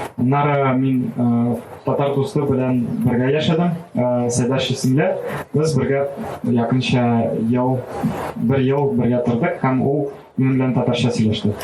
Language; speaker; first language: Tatar; non-native, local second language; Russian